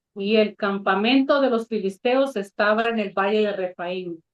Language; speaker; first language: Spanish; native; Spanish